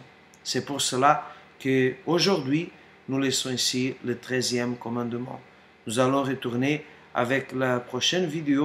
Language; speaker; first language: French; non-native, fluent; Portuguese